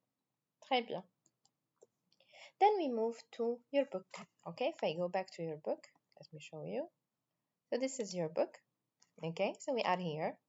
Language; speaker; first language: English; non-native, fluent; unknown